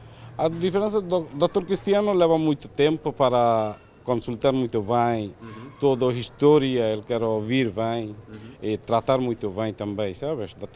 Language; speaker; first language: Portuguese; non-native, learner; Bangla